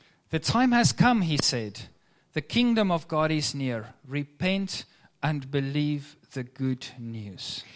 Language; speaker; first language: English; native; English